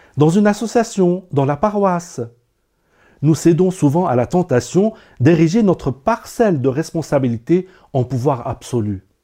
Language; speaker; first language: French; non-native, local second language; Arabic